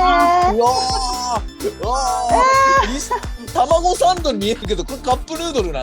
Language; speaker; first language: Japanese; native; Japanese